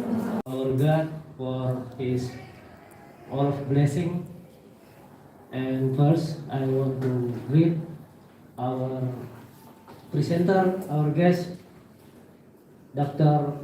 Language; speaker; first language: English; non-native, learner; Indonesian